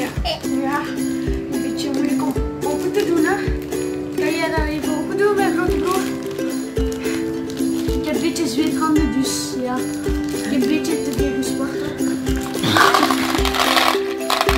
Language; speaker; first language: Dutch; early bilingual, other home language; Urdu